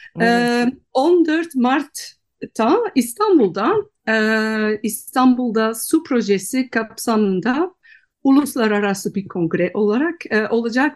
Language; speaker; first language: Turkish; non-native, fluent; Dutch